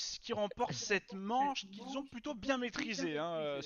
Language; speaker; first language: French; native; French